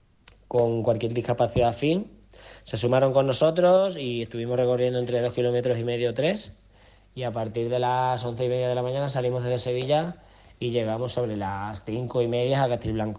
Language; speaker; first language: Spanish; native; Spanish